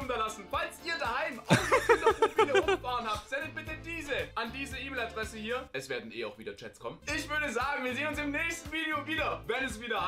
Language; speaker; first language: German; native; German